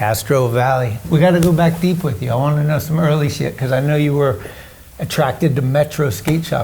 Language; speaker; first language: English; native; English